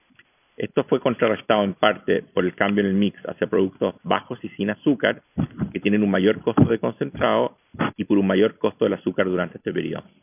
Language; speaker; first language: Spanish; native; Spanish